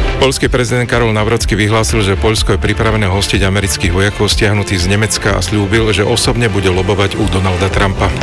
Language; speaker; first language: Slovak; native; Slovak